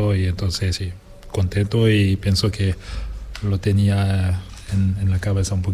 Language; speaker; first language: Spanish; non-native, fluent; French